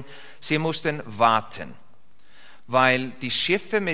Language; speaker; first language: German; non-native, fluent; Icelandic